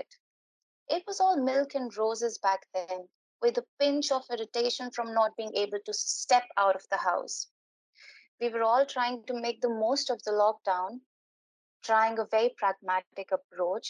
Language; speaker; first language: English; non-native, local second language; Hindi